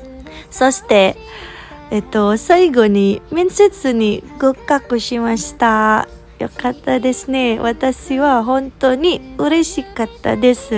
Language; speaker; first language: Japanese; non-native, learner; Indonesian